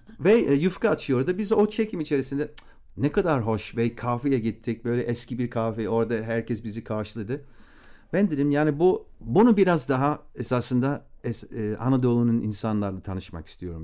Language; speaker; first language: Turkish; non-native, fluent; English